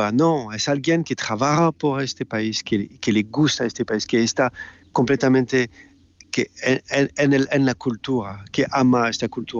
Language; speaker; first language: Spanish; non-native, fluent; French